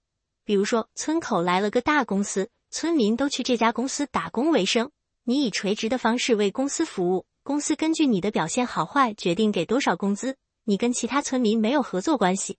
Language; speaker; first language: Chinese; native; Chinese